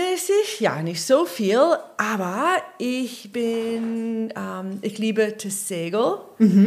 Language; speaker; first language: German; non-native, learner; English